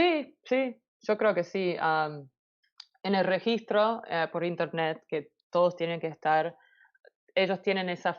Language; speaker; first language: Spanish; early bilingual, heritage; Spanish